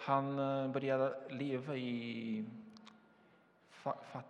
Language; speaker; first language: Swedish; non-native, fluent; Portuguese